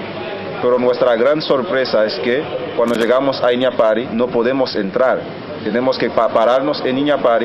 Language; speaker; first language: Spanish; non-native, fluent; Haitian Creole